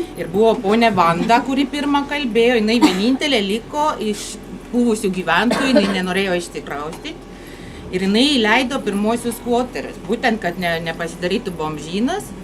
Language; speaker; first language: Lithuanian; non-native, learner; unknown